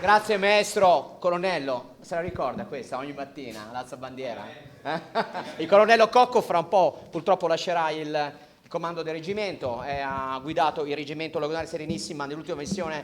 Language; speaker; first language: Italian; native; Italian